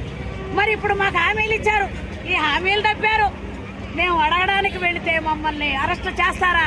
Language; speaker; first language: Telugu; native; Telugu